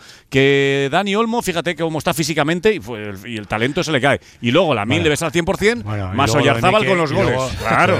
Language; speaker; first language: Spanish; native; Spanish